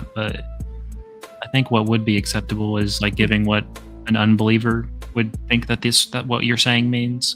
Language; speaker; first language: English; native; English